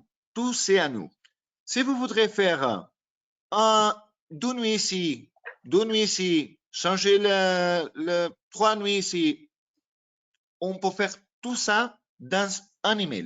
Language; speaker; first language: French; non-native, learner; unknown